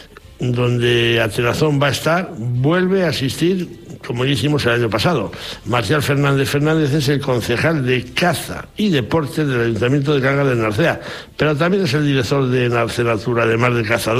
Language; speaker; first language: Spanish; native; Spanish